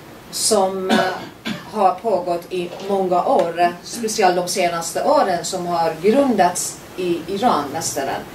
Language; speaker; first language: Swedish; non-native, fluent; Persian